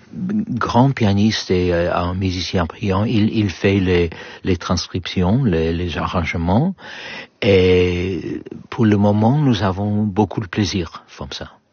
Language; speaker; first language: French; non-native, fluent; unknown